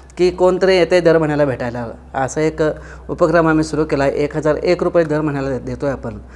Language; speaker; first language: Marathi; native; Marathi